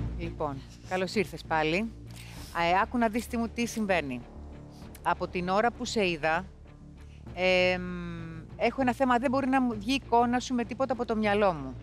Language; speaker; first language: Greek; native; Greek